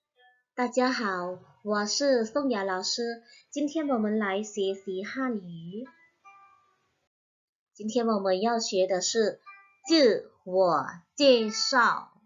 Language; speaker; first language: Chinese; non-native, fluent; Lao